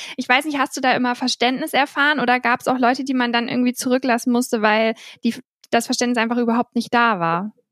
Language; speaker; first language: German; native; German